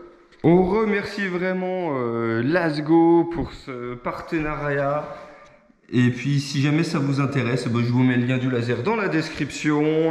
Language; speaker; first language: French; native; French